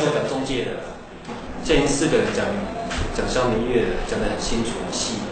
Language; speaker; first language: Chinese; native; Chinese